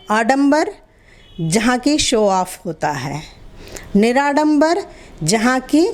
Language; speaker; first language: Hindi; non-native, local second language; Telugu